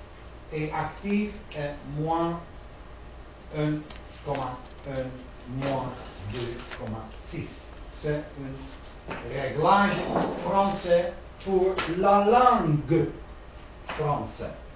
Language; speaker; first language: French; non-native, learner; Dutch